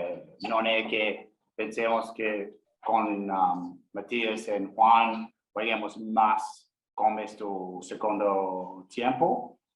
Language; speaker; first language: Spanish; non-native, learner; English